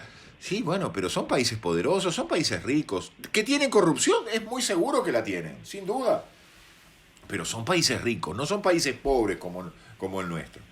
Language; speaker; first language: Spanish; native; Spanish